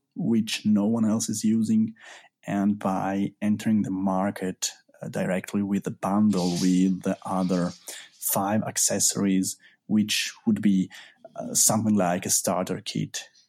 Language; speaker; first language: English; non-native, fluent; Italian